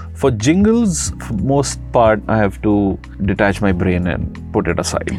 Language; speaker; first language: English; non-native, local second language; Gujarati